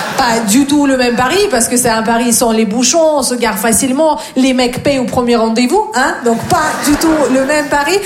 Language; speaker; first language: French; non-native, fluent; Russian